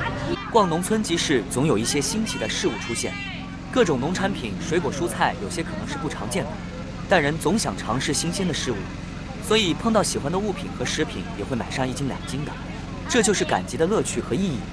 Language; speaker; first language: Chinese; native; Chinese